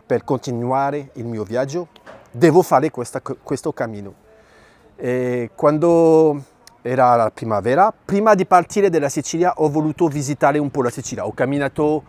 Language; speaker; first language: Italian; non-native, fluent; French